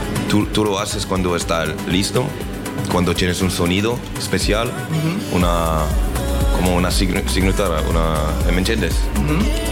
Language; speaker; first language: Spanish; non-native, learner; French